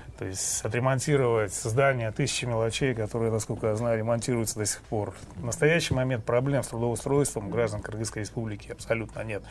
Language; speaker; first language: Russian; non-native, local second language; Kyrgyz